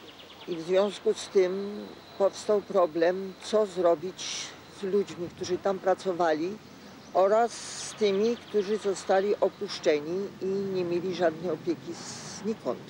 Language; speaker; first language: Polish; native; Polish